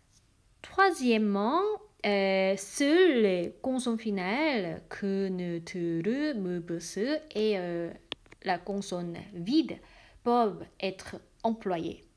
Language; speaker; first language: French; non-native, fluent; Korean